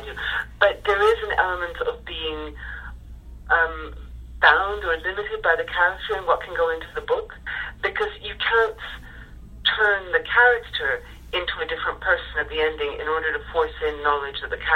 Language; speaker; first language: English; native; English